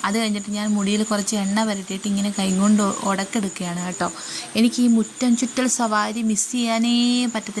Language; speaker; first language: Malayalam; native; Malayalam